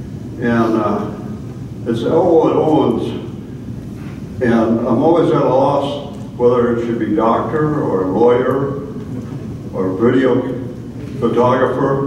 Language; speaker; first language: English; native; English